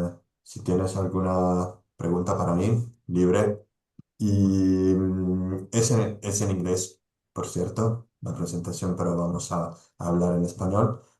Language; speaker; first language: Spanish; non-native, fluent; Italian